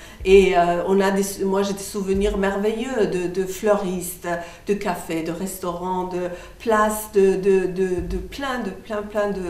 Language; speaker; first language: French; non-native, fluent; Persian